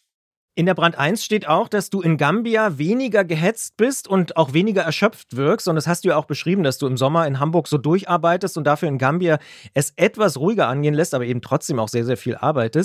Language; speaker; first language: German; native; German